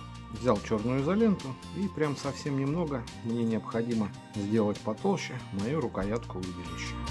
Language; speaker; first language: Russian; native; Russian